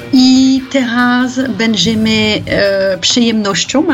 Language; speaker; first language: Polish; non-native, learner; French